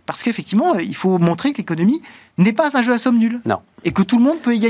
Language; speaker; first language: French; native; French